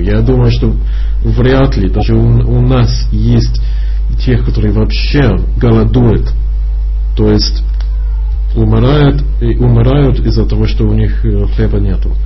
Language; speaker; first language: Russian; non-native, fluent; English